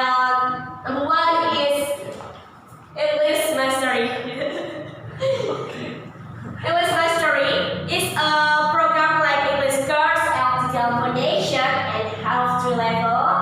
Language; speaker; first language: English; non-native, learner; Indonesian